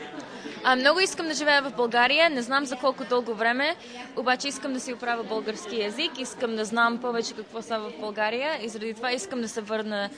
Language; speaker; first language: Bulgarian; early bilingual, heritage; Bulgarian